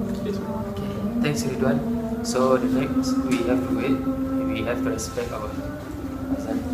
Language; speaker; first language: English; non-native, local second language; Malay